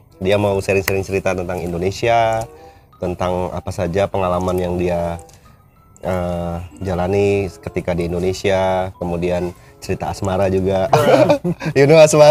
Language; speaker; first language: Indonesian; native; Indonesian